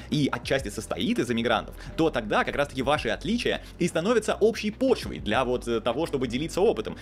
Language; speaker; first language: Russian; native; Russian